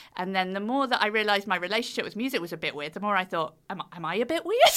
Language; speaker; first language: English; native; English